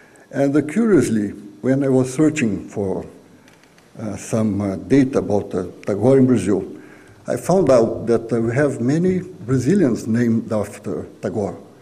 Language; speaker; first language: English; non-native, fluent; Portuguese